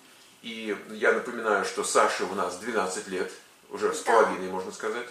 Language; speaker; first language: Russian; native; Russian